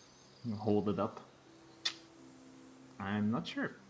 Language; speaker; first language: English; native; English